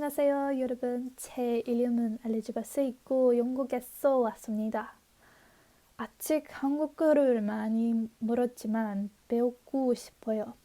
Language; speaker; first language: Korean; non-native, learner; English